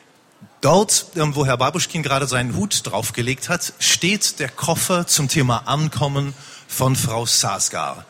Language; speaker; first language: German; native; German